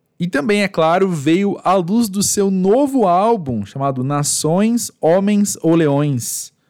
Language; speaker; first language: Portuguese; native; Portuguese